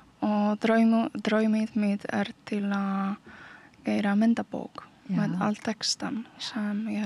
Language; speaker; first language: Icelandic; non-native, learner; Polish